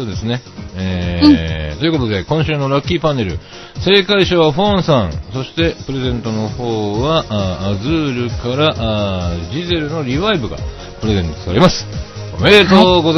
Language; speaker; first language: Japanese; native; Japanese